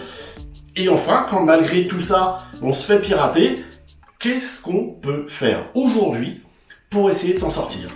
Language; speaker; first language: French; native; French